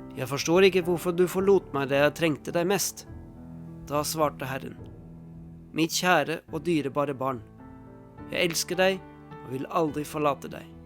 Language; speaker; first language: Norwegian; non-native, fluent; German